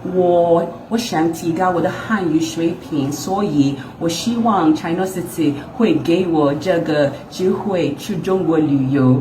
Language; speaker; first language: Chinese; non-native, learner; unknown